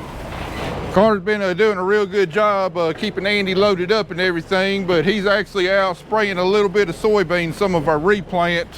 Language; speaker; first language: English; native; English